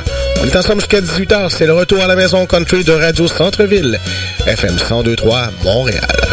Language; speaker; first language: French; native; French